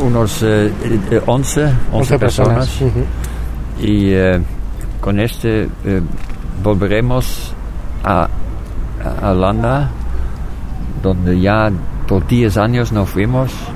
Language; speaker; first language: Spanish; non-native, fluent; Dutch